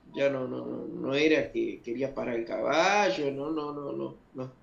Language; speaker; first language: Spanish; early bilingual, other home language; Guarani